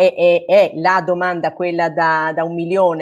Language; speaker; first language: Italian; native; Italian